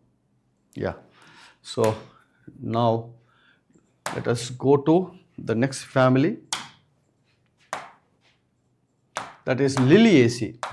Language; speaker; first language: English; non-native, local second language; Telugu